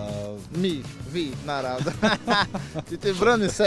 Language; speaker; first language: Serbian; non-native, learner; Portuguese